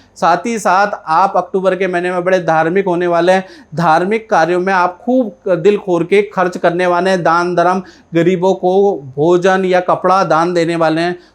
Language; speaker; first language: Hindi; native; Hindi